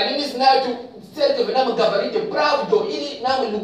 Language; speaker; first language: Russian; non-native, fluent; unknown